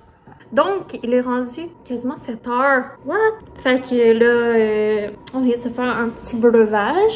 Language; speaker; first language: French; native; French